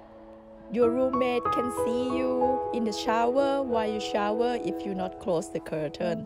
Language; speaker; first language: English; non-native, learner; Thai